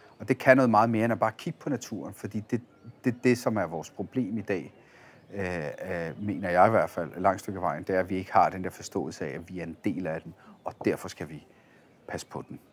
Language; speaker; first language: Danish; early bilingual, other home language; Italian